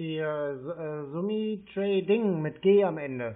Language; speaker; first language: German; native; German